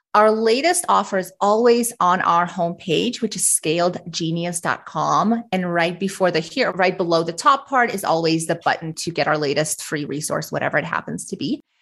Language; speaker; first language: English; early bilingual, other home language; Russian